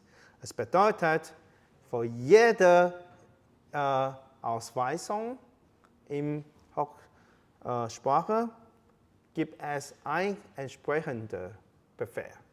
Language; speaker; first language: German; non-native, fluent; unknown